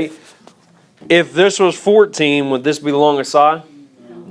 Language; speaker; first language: English; native; English